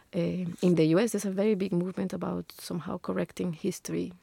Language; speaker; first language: English; non-native, fluent; Spanish